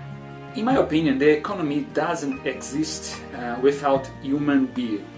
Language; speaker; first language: English; non-native, learner; Portuguese